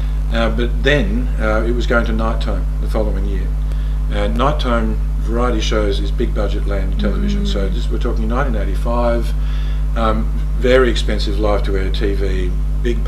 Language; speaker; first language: English; native; English